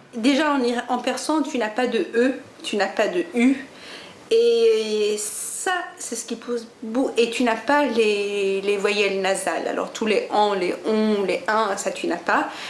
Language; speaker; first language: French; early bilingual, other home language; Persian